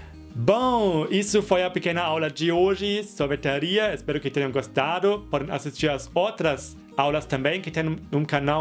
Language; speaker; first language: Portuguese; non-native, fluent; German